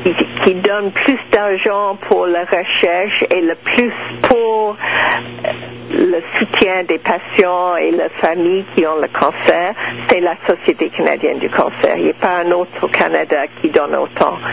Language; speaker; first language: French; non-native, local second language; English